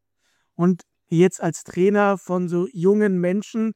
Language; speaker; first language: German; native; German